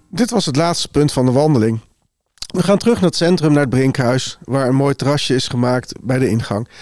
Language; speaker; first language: Dutch; native; Dutch